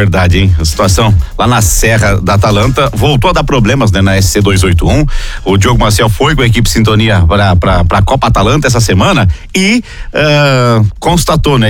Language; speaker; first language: Portuguese; native; Portuguese